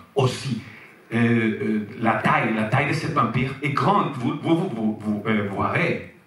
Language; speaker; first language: French; non-native, fluent; Spanish